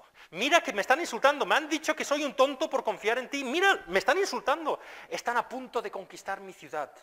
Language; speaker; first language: Spanish; non-native, fluent; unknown